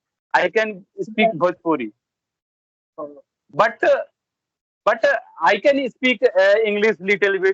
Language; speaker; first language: English; non-native, learner; Bhojpuri